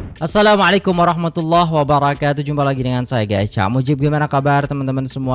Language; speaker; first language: Indonesian; non-native, local second language; Javanese